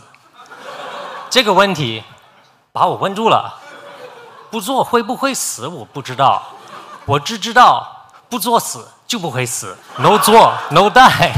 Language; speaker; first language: Chinese; non-native, fluent; English